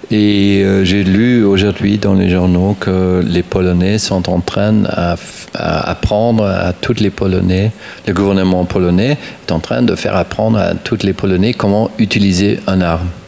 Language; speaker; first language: French; non-native, fluent; German